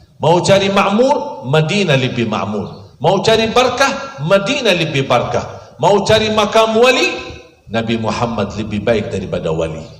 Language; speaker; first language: Indonesian; non-native, fluent; Arabic